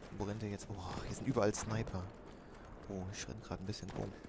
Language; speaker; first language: German; native; German